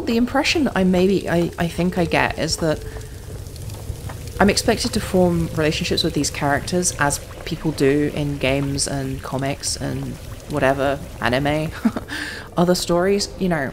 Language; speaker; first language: English; native; English